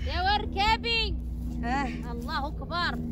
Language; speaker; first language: Arabic; native; Arabic